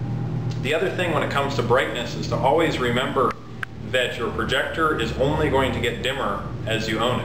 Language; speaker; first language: English; native; English